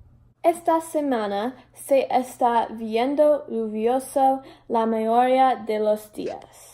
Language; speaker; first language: Spanish; non-native, learner; English